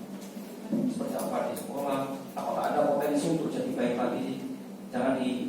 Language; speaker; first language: Indonesian; native; Indonesian